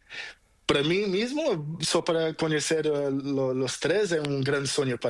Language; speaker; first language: Spanish; non-native, learner; Portuguese